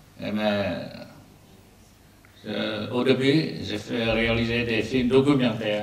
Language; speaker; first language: French; non-native, learner; Vietnamese